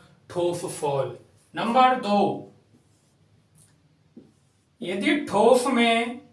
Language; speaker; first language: Hindi; native; Hindi